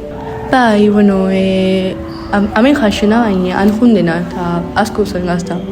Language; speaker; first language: Basque; early bilingual, other home language; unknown